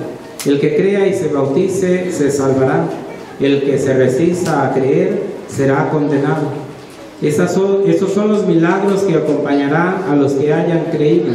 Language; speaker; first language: Spanish; native; Spanish